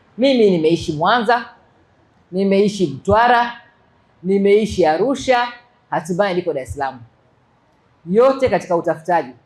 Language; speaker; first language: Swahili; native; Swahili